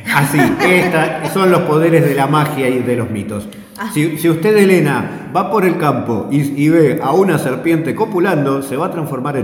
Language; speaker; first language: Spanish; native; Spanish